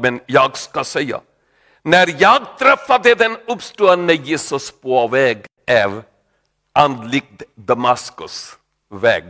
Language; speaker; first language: Swedish; non-native, learner; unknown